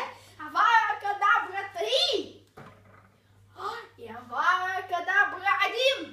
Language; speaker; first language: Russian; early bilingual, heritage; Russian